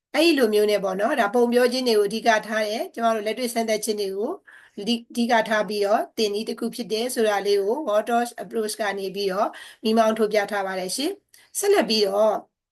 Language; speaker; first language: Burmese; native; Burmese